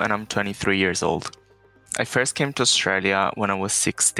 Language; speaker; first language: English; non-native, fluent; Italian